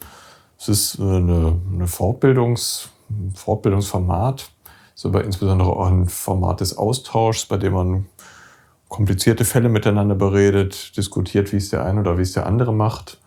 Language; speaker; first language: German; native; German